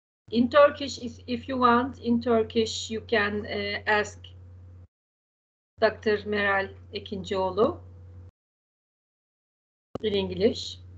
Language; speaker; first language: English; non-native, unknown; Turkish